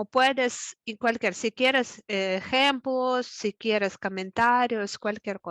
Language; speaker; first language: Spanish; non-native, fluent; Russian